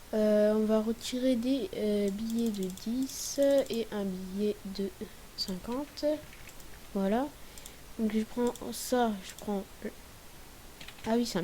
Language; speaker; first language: French; native; French